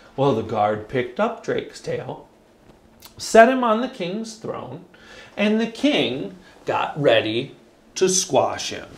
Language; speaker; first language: English; native; English